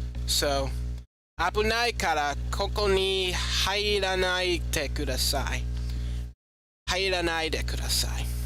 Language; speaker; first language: Japanese; non-native, learner; English